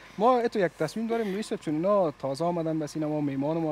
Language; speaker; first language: Persian; native; Persian